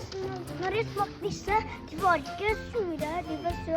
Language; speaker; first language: Swedish; early bilingual, other home language; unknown